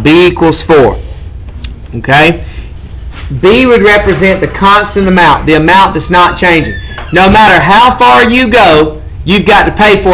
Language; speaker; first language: English; native; English